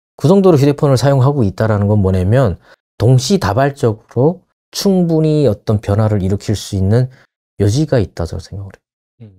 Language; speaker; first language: Korean; native; Korean